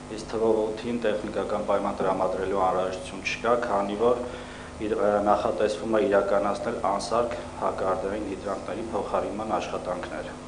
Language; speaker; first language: Armenian; native; Armenian